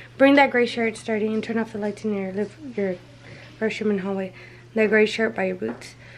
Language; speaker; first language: English; early bilingual, other home language; Spanish